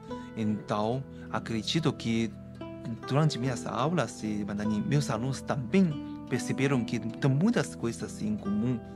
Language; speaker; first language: Portuguese; non-native, fluent; Chinese